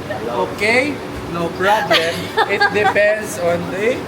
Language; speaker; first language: English; non-native, learner; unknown